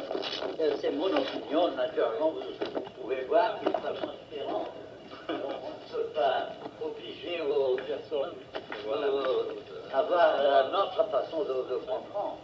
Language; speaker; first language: French; non-native, fluent; Portuguese